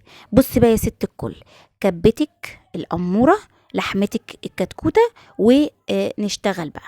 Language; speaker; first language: Arabic; native; Arabic